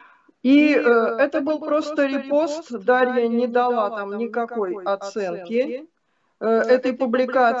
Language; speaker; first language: Russian; native; Russian